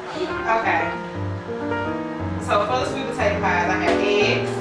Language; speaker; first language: English; native; English